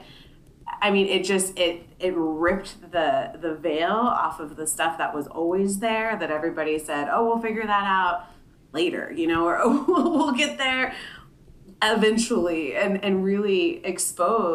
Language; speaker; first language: English; native; English